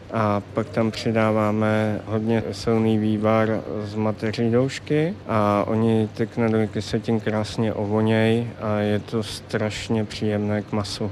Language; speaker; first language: Czech; native; Czech